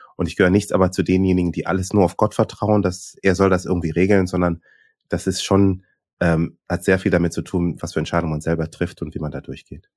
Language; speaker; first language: German; early bilingual, other home language; Swahili